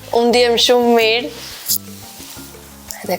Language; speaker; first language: Albanian; early bilingual, heritage; Albanian